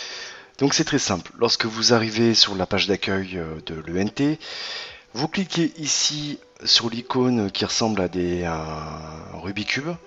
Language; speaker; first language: French; native; French